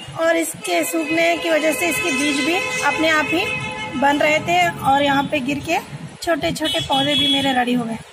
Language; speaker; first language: Hindi; non-native, local second language; Kannada